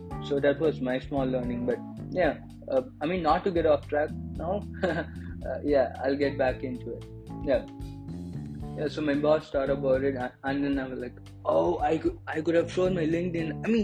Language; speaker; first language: English; non-native, local second language; Tamil